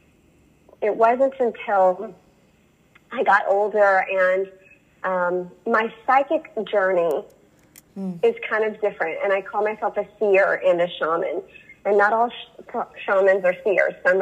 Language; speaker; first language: English; native; English